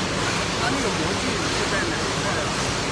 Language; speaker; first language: Chinese; native; Chinese